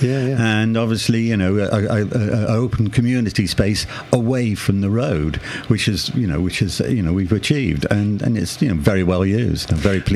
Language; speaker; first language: English; native; English